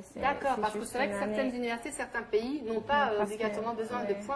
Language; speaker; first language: French; native; French